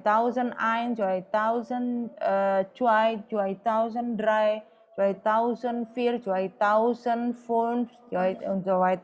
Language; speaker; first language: German; non-native, fluent; Indonesian